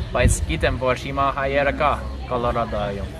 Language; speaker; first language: Armenian; non-native, learner; English